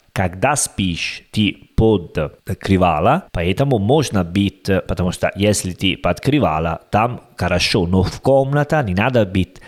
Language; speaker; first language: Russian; non-native, learner; Italian